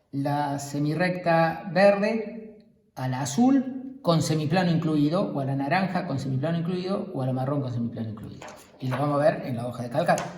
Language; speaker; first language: Spanish; native; Spanish